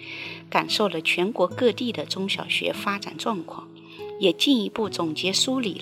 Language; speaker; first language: Chinese; native; Chinese